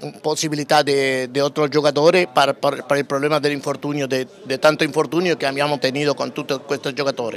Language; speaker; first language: Italian; non-native, learner; Spanish